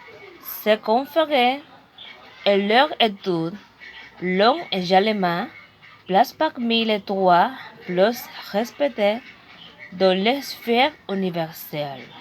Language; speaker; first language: French; non-native, learner; Spanish